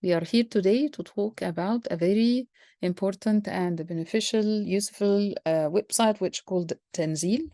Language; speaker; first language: English; non-native, fluent; Arabic